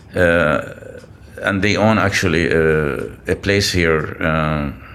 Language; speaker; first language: English; non-native, fluent; Arabic